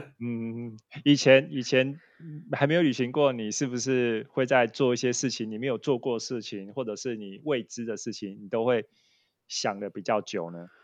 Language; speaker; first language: Chinese; native; Chinese